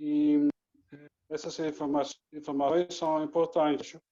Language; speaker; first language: Portuguese; non-native, learner; Dutch